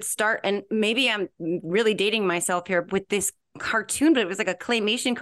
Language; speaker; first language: English; native; English